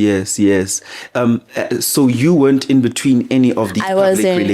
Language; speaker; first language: English; non-native, local second language; Zulu